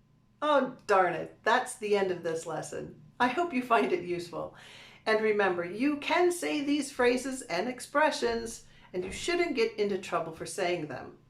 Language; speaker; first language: English; native; English